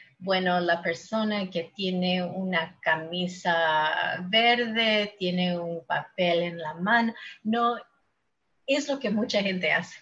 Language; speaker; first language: Spanish; non-native, fluent; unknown